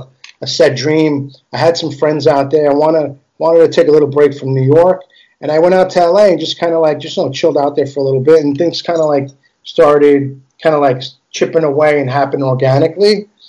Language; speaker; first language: English; early bilingual, other home language; Italian